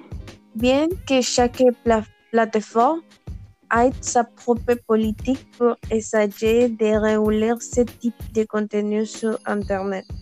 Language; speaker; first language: French; non-native, learner; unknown